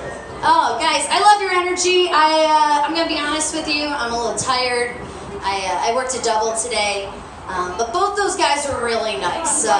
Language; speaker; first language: English; native; English